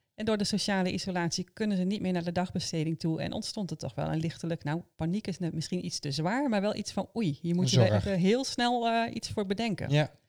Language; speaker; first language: Dutch; native; Dutch